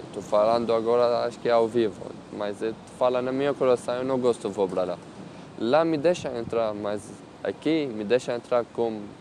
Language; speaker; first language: Portuguese; non-native, learner; Arabic